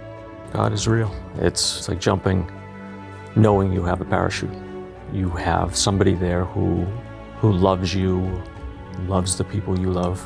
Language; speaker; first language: English; native; English